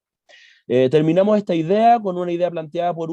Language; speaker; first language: Spanish; native; Spanish